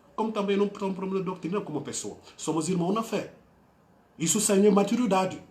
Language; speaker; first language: Portuguese; non-native, fluent; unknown